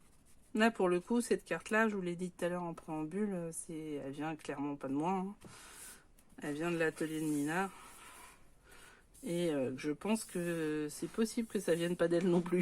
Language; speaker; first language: French; native; French